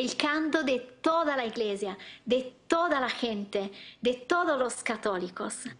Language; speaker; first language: Spanish; non-native, fluent; Italian